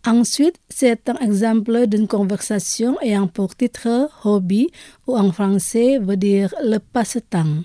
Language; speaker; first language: French; non-native, learner; Indonesian